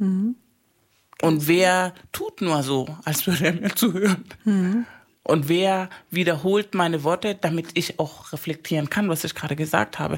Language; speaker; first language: German; native; German